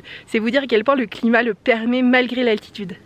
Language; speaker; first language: French; native; French